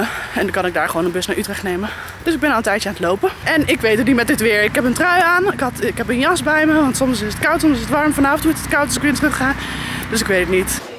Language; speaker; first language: Dutch; native; Dutch